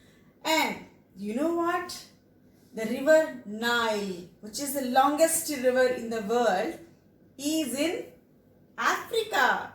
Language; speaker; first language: English; non-native, local second language; Telugu